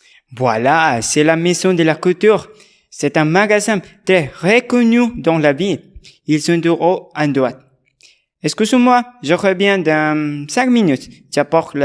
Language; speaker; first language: French; non-native, learner; Spanish